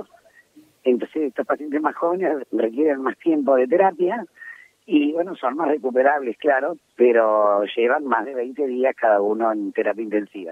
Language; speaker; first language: Spanish; native; Spanish